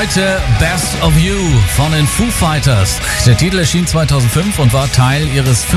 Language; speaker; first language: German; native; German